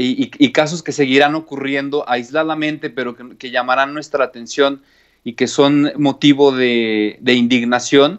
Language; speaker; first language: Spanish; native; Spanish